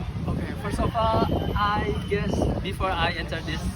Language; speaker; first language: English; non-native, learner; Indonesian